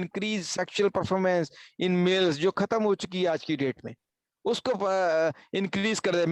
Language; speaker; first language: Hindi; native; Hindi